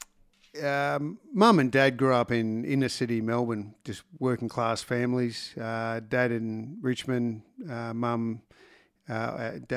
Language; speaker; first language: English; native; English